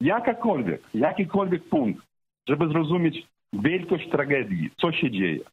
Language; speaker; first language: Polish; non-native, fluent; Ukrainian